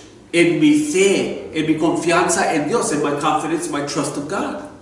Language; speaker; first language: Spanish; non-native, learner; English